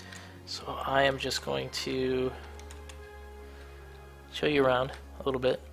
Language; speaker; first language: English; native; English